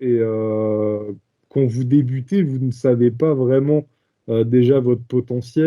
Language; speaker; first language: French; native; French